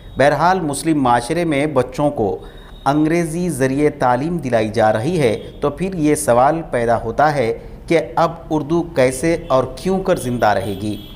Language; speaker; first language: Urdu; native; Urdu